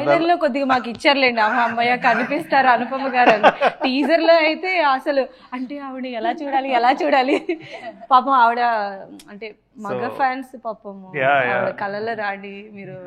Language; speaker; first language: Telugu; native; Telugu